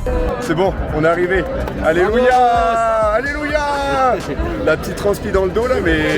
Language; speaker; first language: French; native; French